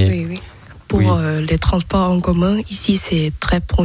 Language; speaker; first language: French; non-native, learner; Thai